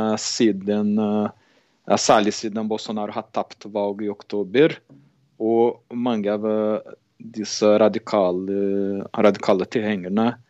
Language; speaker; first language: Norwegian; non-native, fluent; Portuguese